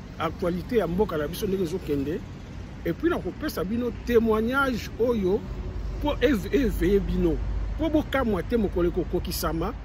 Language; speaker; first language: Lingala; non-native, local second language; Kongo